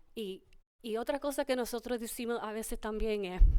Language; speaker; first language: Spanish; early bilingual, heritage; Spanish